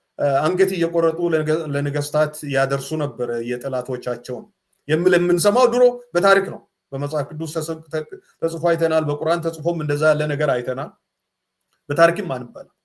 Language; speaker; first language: Amharic; non-native, local second language; Sidamo